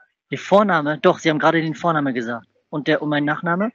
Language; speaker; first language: German; native; German